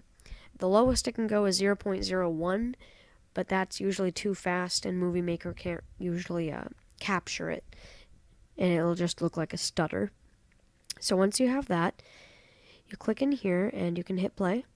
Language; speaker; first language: English; native; English